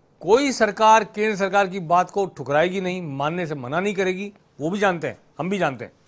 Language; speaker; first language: Hindi; native; Hindi